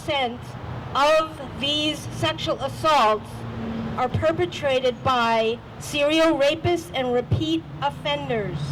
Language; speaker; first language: English; native; English